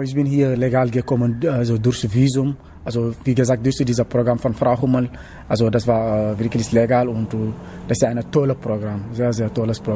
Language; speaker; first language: German; non-native, learner; Wolof